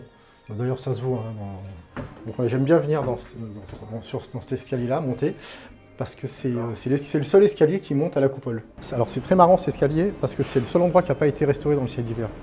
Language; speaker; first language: French; native; French